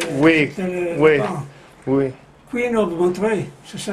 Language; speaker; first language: French; non-native, fluent; Italian